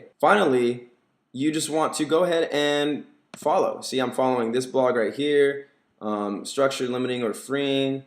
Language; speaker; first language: English; native; English